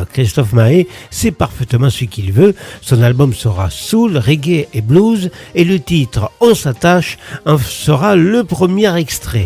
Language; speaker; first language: French; native; French